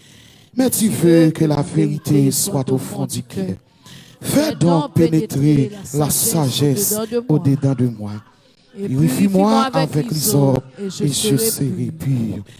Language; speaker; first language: French; non-native, local second language; Haitian Creole